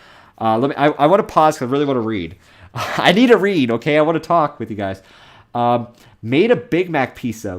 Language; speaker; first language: English; native; English